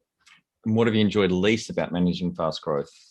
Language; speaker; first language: English; native; English